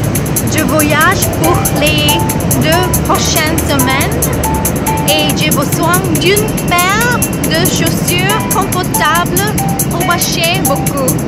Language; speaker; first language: French; non-native, learner; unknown